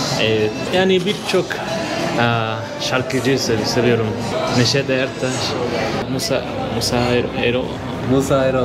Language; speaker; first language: Turkish; non-native, fluent; Spanish